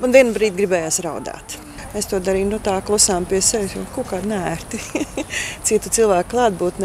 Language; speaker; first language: Latvian; non-native, local second language; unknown